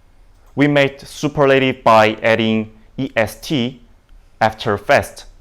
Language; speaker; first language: English; non-native, learner; Indonesian